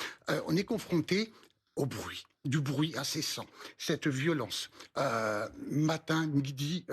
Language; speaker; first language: French; native; French